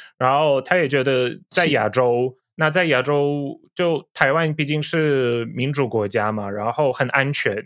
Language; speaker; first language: Chinese; non-native, fluent; Polish